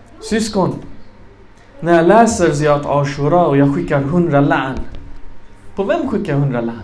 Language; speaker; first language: Swedish; non-native, fluent; Arabic